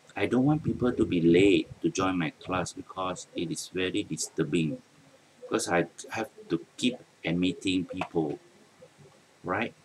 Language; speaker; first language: English; non-native, local second language; Malay